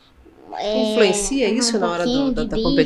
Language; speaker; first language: Portuguese; native; Portuguese